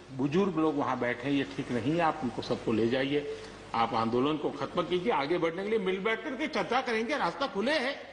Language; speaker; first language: Hindi; non-native, local second language; Gujarati